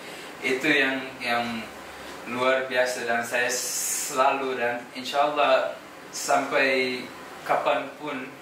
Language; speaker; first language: Indonesian; non-native, fluent; English